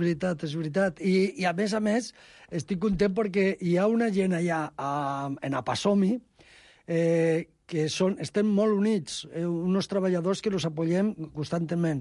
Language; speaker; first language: Catalan; non-native, local second language; Spanish